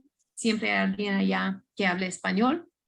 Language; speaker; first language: Spanish; non-native, fluent; English